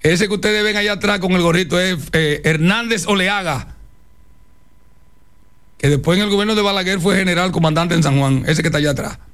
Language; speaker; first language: Spanish; native; Spanish